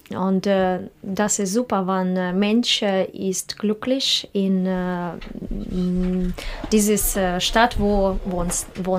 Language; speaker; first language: German; non-native, learner; Russian